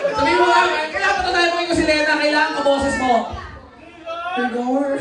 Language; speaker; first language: Filipino; native; Filipino